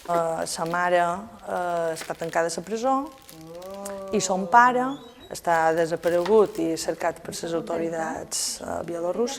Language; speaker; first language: Catalan; native; Catalan